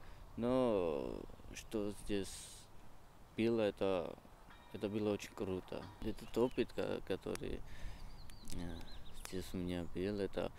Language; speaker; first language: Russian; non-native, learner; Georgian